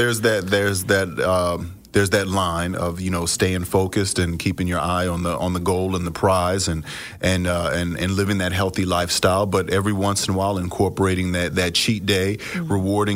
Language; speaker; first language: English; early bilingual, other home language; Russian